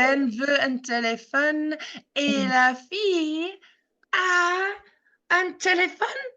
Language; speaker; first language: French; non-native, fluent; English